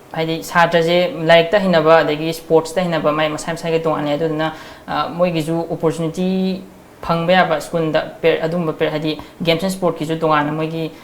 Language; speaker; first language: Manipuri; native; Manipuri